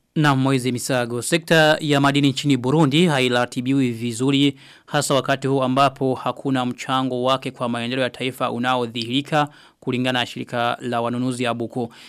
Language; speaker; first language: Swahili; non-native, local second language; Rundi